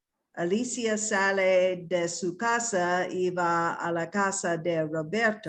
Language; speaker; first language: Spanish; non-native, learner; English